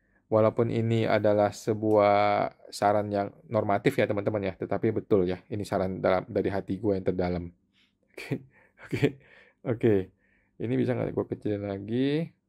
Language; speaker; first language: Indonesian; native; Indonesian